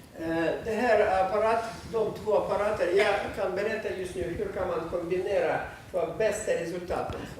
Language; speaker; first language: Swedish; non-native, fluent; Russian